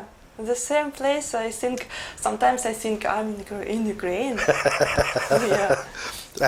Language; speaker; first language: English; non-native, learner; Ukrainian